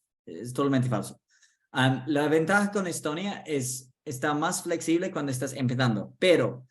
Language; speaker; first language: Spanish; non-native, fluent; English